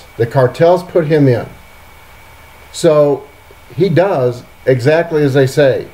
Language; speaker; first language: English; native; English